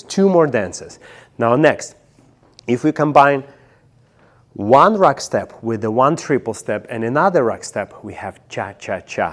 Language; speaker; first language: English; non-native, fluent; Russian